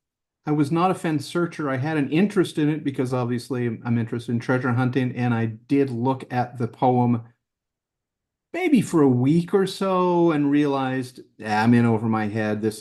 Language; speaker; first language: English; native; English